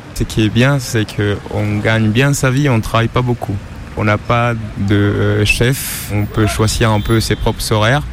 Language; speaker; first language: French; non-native, fluent; Spanish